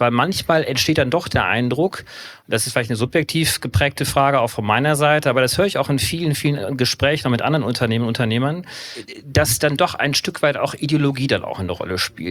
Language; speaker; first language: German; native; German